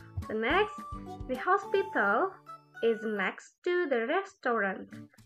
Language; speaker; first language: English; non-native, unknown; Indonesian